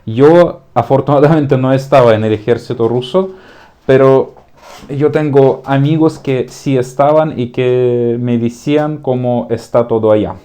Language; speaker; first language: Spanish; non-native, fluent; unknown